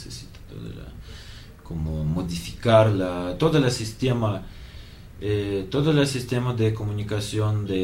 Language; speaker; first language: Spanish; non-native, learner; Russian